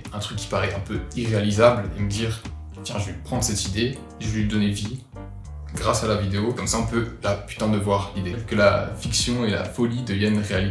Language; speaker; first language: French; native; French